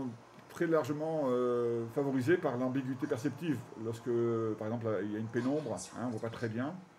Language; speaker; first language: French; native; French